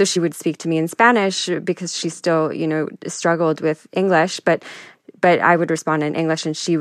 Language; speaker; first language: English; early bilingual, other home language; Spanish